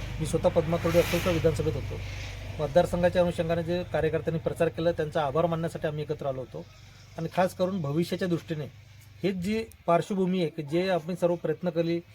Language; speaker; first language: Marathi; non-native, local second language; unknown